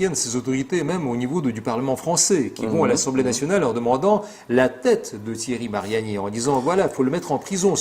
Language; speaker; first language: French; non-native, fluent; Russian